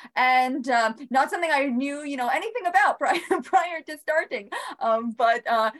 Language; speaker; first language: English; early bilingual, other home language; Bosnian